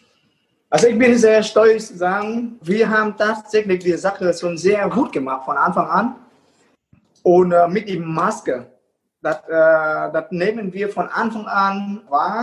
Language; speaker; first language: German; non-native, fluent; Vietnamese